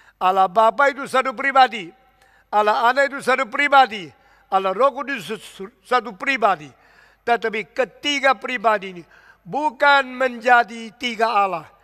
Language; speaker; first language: Indonesian; early bilingual, other home language; Min Nan Chinese